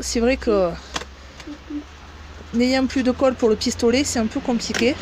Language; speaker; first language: French; native; French